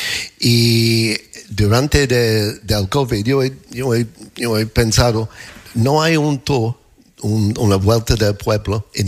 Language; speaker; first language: Spanish; non-native, learner; English